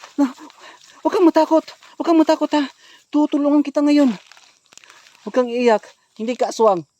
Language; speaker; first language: Filipino; native; Filipino